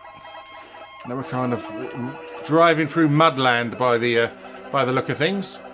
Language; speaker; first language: English; native; English